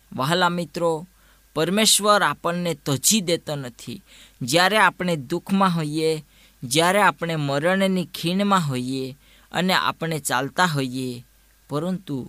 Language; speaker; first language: Gujarati; non-native, local second language; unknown